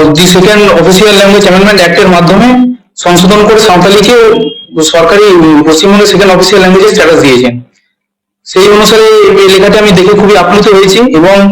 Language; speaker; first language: Bangla; non-native, local second language; Santali